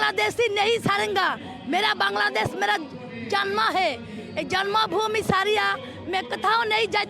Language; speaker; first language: Hindi; non-native, local second language; Bangla